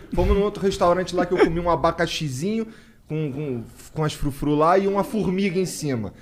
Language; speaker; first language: Portuguese; native; Portuguese